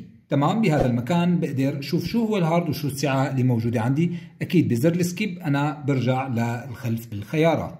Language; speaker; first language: Arabic; native; Arabic